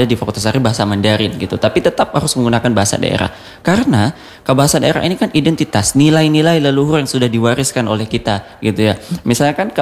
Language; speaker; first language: Indonesian; non-native, local second language; Achinese